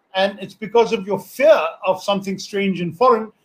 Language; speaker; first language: English; non-native, local second language; Malayalam